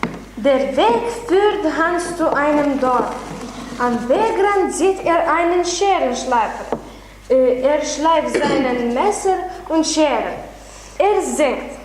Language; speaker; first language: German; non-native, learner; Lithuanian